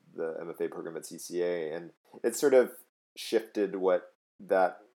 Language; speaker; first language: English; native; English